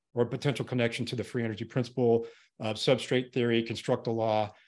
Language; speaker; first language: English; native; English